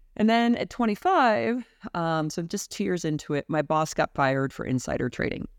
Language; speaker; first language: English; native; English